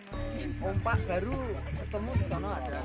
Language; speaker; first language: Indonesian; non-native, local second language; Javanese